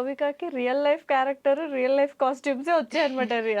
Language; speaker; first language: Telugu; native; Telugu